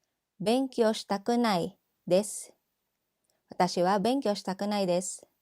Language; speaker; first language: Japanese; non-native, fluent; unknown